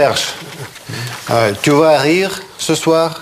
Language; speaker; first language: French; non-native, fluent; Russian